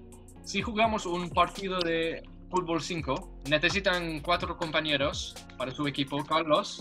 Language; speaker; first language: Spanish; non-native, learner; English